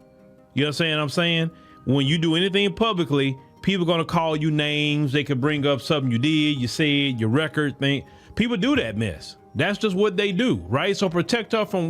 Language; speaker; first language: English; native; English